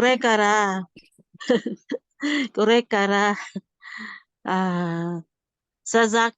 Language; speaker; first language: Japanese; non-native, learner; Cebuano